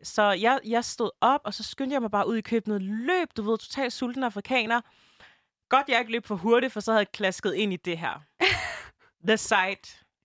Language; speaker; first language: Danish; early bilingual, other home language; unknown